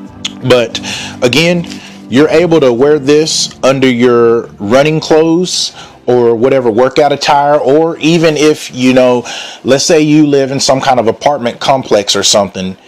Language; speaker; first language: English; native; English